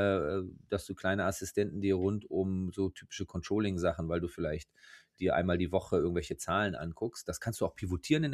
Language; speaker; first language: German; native; German